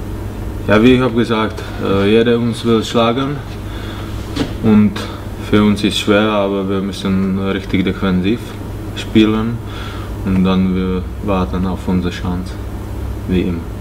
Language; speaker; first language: German; non-native, learner; Czech